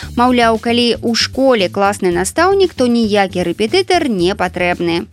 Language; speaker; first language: Belarusian; non-native, local second language; Russian